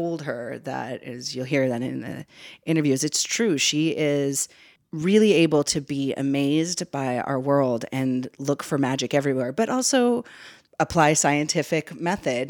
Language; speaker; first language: English; native; English